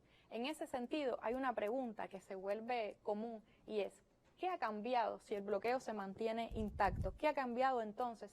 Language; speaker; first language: Spanish; native; Spanish